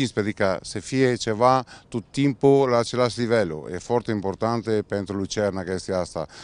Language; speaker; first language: Romanian; non-native, fluent; Italian